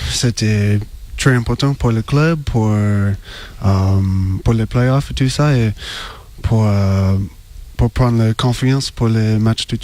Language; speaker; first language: French; non-native, learner; English